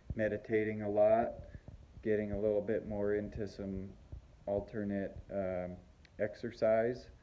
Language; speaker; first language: English; native; English